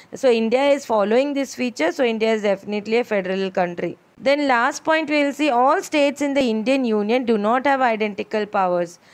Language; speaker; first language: English; non-native, local second language; Malayalam